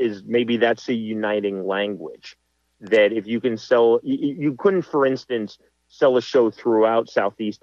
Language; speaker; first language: English; native; English